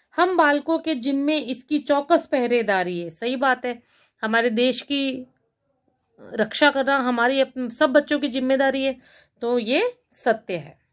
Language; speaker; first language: Hindi; native; Hindi